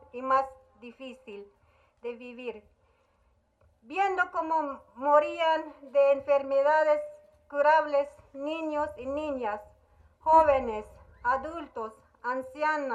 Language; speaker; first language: Spanish; non-native, local second language; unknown